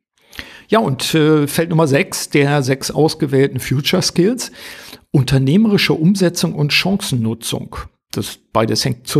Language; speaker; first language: German; native; German